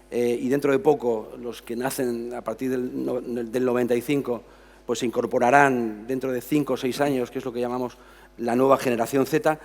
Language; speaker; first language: Spanish; native; Spanish